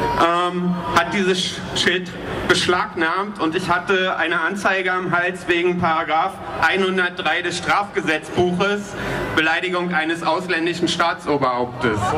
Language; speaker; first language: German; native; German